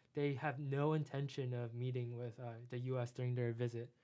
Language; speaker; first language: English; non-native, fluent; Chinese